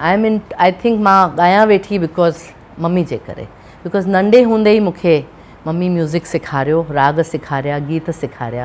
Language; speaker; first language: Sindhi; early bilingual, heritage; Sindhi